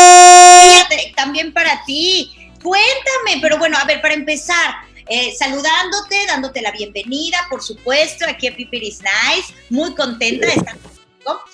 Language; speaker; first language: Spanish; native; Spanish